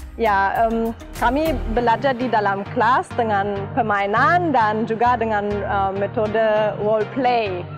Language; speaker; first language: Indonesian; non-native, learner; German